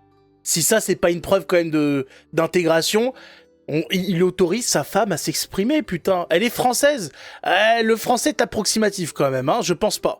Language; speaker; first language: French; native; French